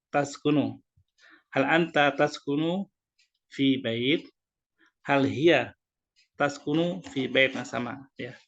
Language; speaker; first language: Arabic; non-native, fluent; Indonesian